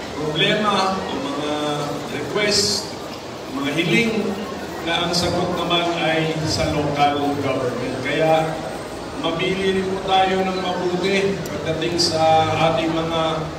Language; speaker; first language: Filipino; native; Filipino